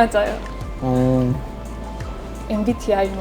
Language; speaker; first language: Korean; non-native, learner; Spanish